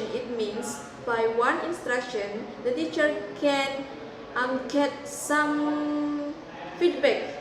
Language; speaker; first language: English; non-native, learner; Indonesian